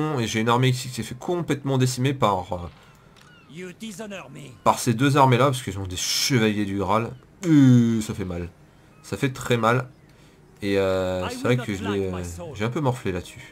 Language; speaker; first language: French; native; French